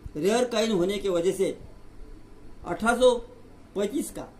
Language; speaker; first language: Hindi; non-native, local second language; Marathi